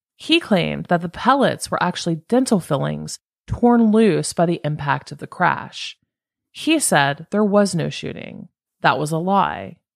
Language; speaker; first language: English; native; English